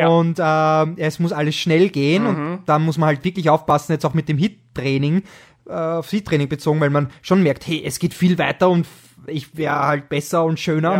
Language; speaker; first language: German; native; German